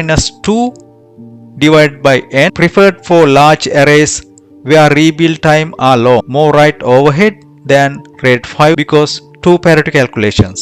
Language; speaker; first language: English; non-native, fluent; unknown